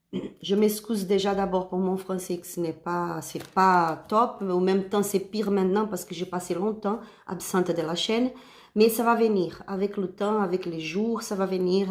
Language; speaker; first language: French; non-native, learner; Spanish